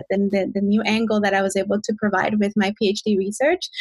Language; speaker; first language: English; non-native, fluent; Spanish